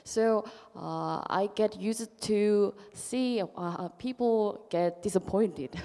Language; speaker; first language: English; non-native, fluent; Korean